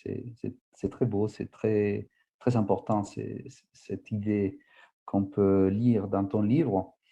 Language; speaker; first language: French; non-native, fluent; Spanish